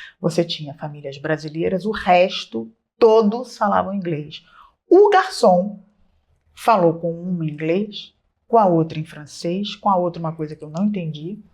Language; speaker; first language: Portuguese; native; Portuguese